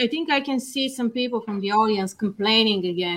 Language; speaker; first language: English; non-native, fluent; Bulgarian